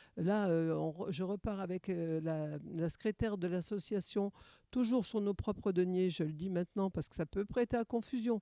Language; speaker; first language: French; native; French